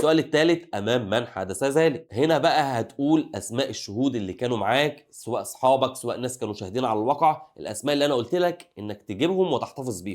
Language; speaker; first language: Arabic; native; Arabic